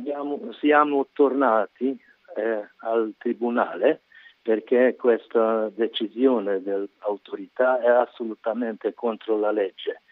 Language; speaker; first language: Italian; non-native, learner; Hungarian